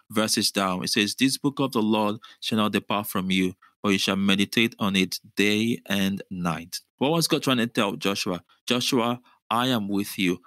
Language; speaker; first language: English; non-native, local second language; Yoruba